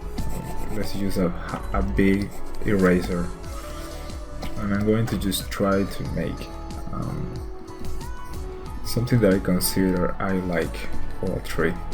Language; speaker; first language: English; non-native, fluent; Spanish